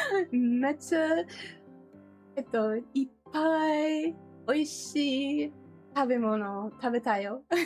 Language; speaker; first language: Japanese; non-native, learner; English